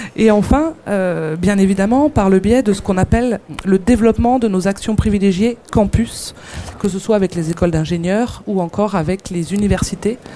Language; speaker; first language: French; native; French